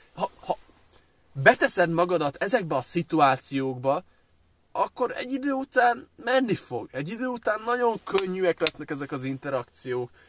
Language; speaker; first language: Hungarian; early bilingual, other home language; Chinese